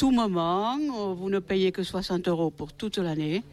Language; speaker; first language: French; native; French